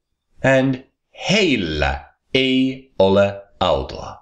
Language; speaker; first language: Finnish; non-native, fluent; English